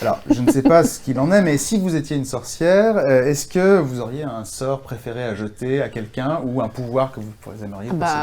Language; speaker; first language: French; native; French